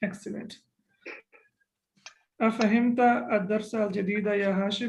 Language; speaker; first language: Arabic; non-native, fluent; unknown